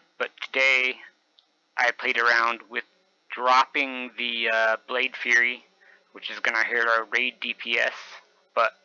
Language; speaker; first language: English; native; English